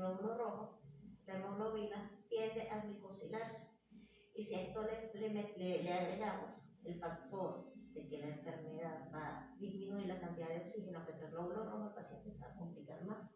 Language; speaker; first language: Spanish; native; Spanish